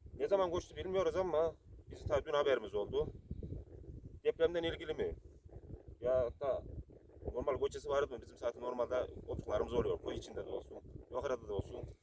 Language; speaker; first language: Turkish; native; Turkish